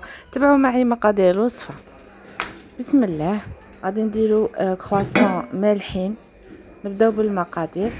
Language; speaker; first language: Arabic; native; Arabic